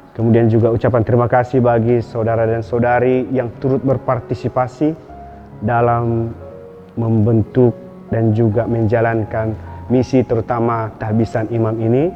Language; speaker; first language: Indonesian; non-native, local second language; Batak Toba